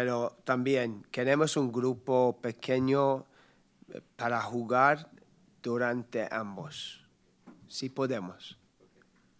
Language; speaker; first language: Spanish; non-native, learner; English